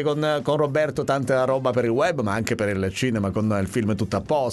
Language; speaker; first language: Italian; native; Italian